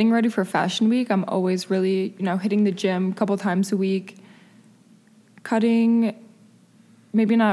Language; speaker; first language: English; early bilingual, other home language; Spanish